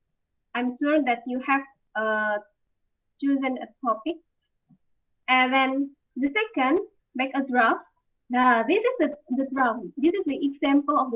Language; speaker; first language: English; non-native, fluent; Indonesian